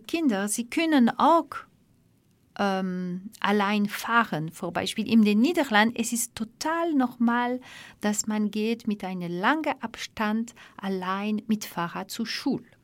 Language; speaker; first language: German; non-native, fluent; French